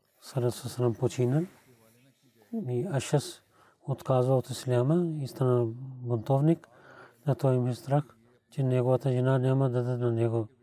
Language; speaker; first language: Bulgarian; non-native, learner; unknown